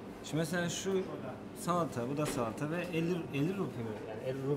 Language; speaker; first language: Turkish; native; Turkish